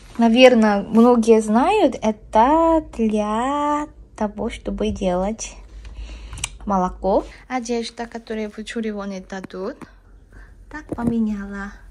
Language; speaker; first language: Russian; non-native, learner; Korean